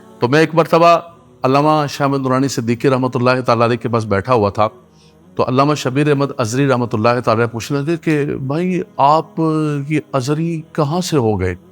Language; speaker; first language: Urdu; non-native, local second language; Gujari